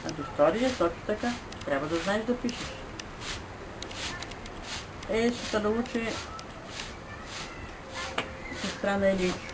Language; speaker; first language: Bulgarian; native; Bulgarian